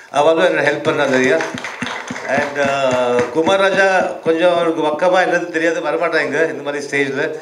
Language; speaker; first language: Tamil; early bilingual, heritage; Tamil